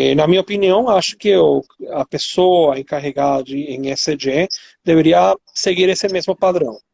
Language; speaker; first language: Portuguese; non-native, fluent; Spanish